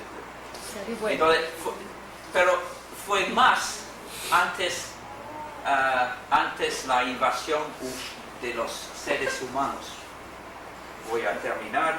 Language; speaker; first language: Spanish; non-native, fluent; English